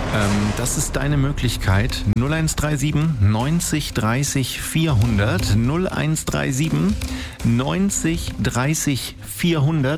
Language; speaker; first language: German; native; German